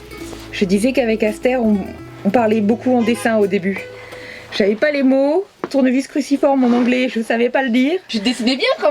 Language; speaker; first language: French; native; French